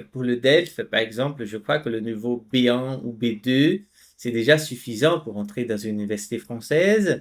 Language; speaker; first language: French; non-native, fluent; Portuguese